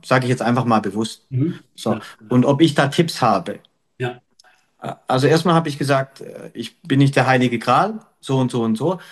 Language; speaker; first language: German; native; German